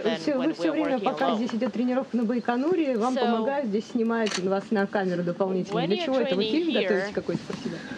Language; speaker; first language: Russian; native; Russian